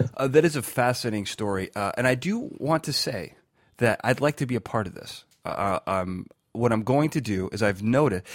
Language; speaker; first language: English; native; English